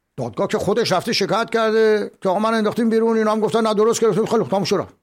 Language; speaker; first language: Persian; native; Persian